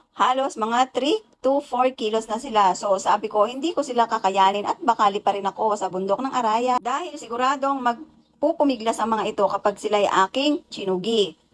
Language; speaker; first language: Filipino; non-native, local second language; Pampanga